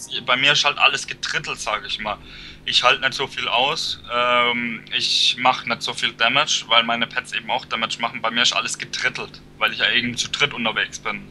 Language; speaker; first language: German; native; German